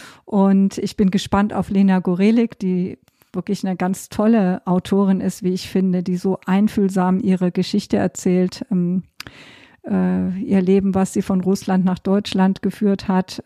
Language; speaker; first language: German; native; German